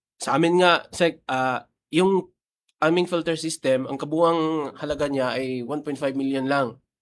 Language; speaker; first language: Filipino; non-native, local second language; Cebuano